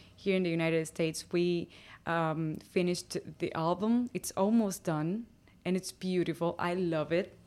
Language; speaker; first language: English; non-native, fluent; Spanish